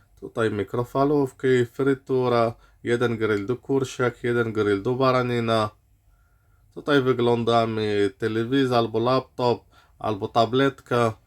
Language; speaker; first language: Polish; non-native, learner; Arabic